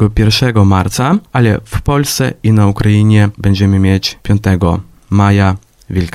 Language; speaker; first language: Polish; non-native, fluent; Ukrainian